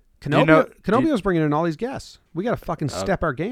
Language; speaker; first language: English; native; English